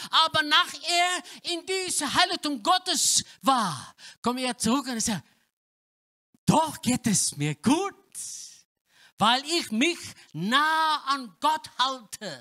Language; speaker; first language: German; non-native, learner; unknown